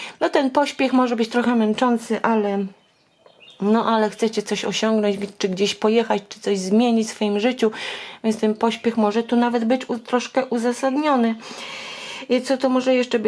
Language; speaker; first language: Polish; native; Polish